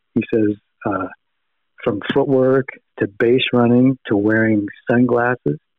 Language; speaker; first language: English; native; English